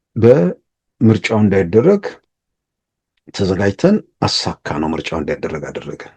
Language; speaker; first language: Amharic; native; Amharic